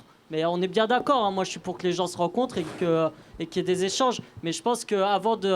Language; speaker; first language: French; native; French